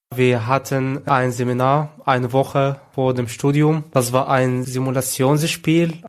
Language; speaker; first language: German; non-native, fluent; Arabic